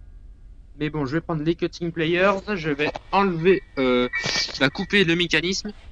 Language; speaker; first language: French; native; French